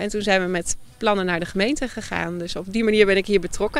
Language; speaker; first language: Dutch; native; Dutch